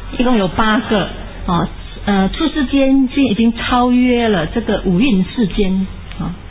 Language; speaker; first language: Chinese; native; Chinese